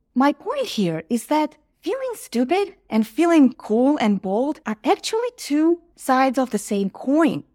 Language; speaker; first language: English; non-native, fluent; Ukrainian